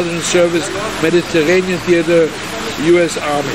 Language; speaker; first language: English; non-native, fluent; German